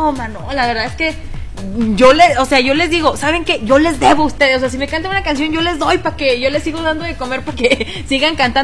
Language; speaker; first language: Spanish; native; Spanish